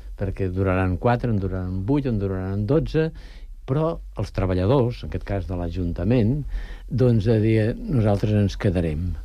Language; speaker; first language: Catalan; native; Catalan